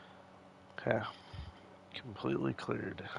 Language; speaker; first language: English; native; English